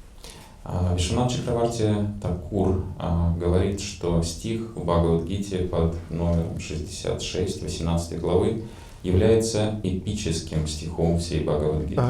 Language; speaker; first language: Russian; native; Russian